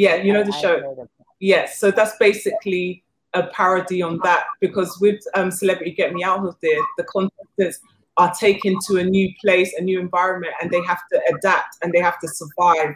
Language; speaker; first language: English; native; English